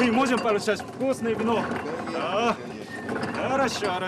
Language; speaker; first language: Russian; non-native, learner; Korean